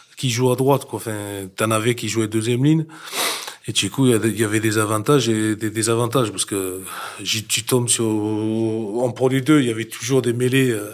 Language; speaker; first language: French; non-native, fluent; English